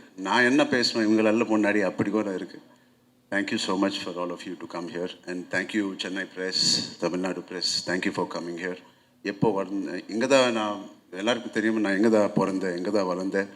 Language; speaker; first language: Tamil; non-native, local second language; Telugu